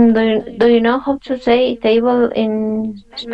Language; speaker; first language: English; non-native, fluent; Spanish